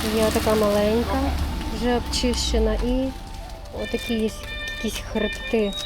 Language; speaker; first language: Ukrainian; native; Ukrainian